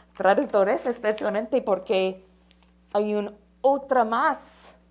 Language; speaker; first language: Spanish; non-native, learner; English